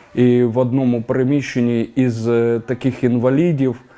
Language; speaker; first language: Ukrainian; native; Ukrainian